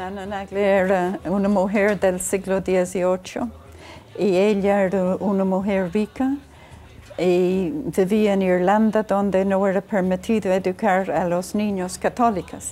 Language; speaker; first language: Spanish; non-native, fluent; English